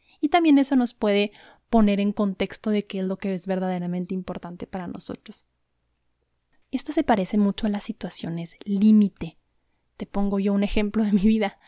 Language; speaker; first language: Spanish; native; Spanish